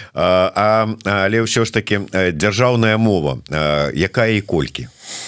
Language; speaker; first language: Belarusian; native; Belarusian